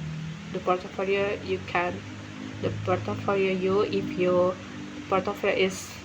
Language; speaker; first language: English; non-native, learner; Indonesian